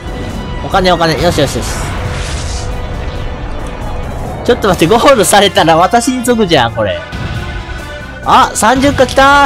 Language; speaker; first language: Japanese; native; Japanese